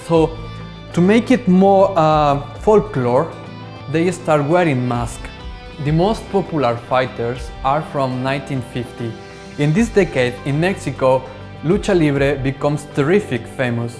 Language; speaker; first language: English; non-native, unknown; Spanish